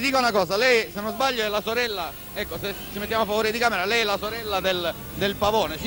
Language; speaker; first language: Italian; native; Italian